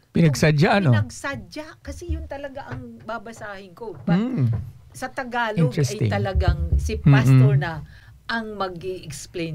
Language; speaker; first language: Filipino; non-native, local second language; Waray